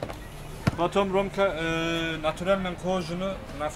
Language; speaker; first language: Russian; non-native, learner; Turkish